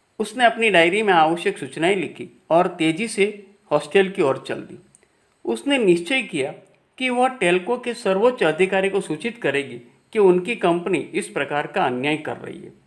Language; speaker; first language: Hindi; non-native, local second language; Gujarati